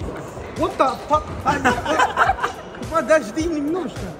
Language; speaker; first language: Russian; native; Russian